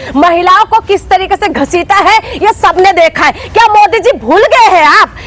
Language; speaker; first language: Hindi; non-native, local second language; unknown